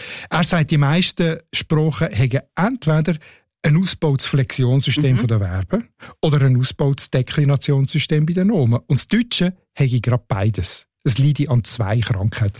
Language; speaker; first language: German; native; German